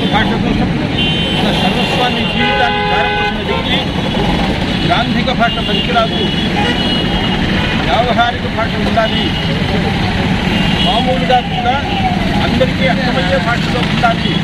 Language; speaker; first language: Telugu; native; Telugu